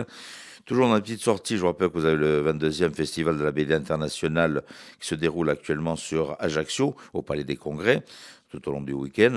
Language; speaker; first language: French; native; French